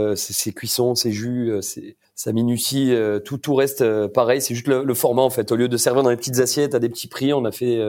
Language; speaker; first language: French; native; French